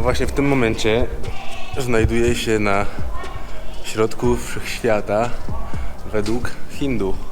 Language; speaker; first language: Polish; native; Polish